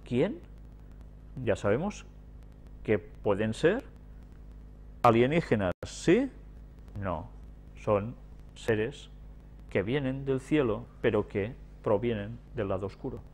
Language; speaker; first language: Spanish; native; Spanish